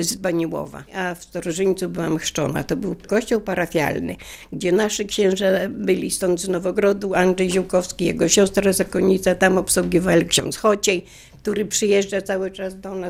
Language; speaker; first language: Polish; native; Polish